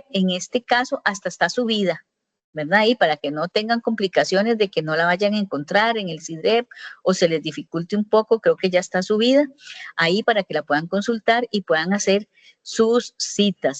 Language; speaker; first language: Spanish; native; Spanish